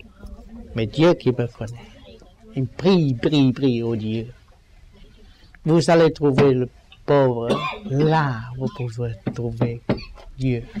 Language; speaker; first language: French; non-native, learner; Vietnamese